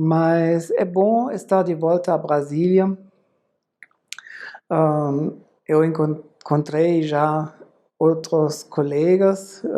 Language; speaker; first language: Portuguese; non-native, fluent; German